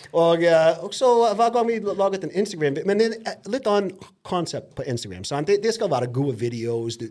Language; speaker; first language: Norwegian; non-native, fluent; English